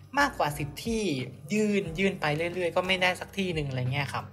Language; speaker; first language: Thai; native; Thai